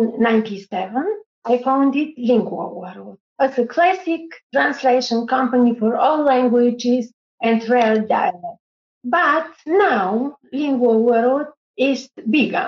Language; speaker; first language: English; non-native, fluent; Bulgarian